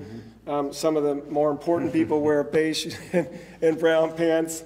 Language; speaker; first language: English; native; English